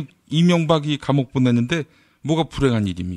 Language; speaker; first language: Korean; native; Korean